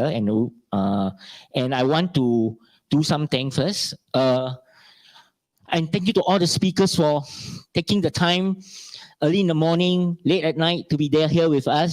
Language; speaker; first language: English; non-native, local second language; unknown